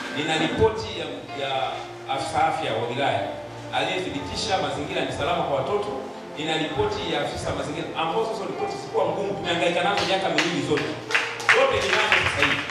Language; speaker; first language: Swahili; non-native, local second language; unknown